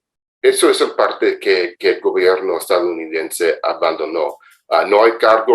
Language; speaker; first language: Spanish; non-native, fluent; English